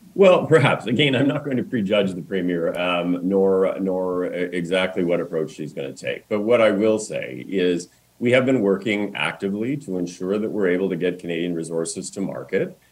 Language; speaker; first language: English; native; English